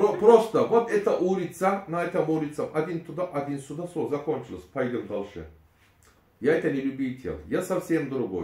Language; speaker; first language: Russian; non-native, learner; Turkish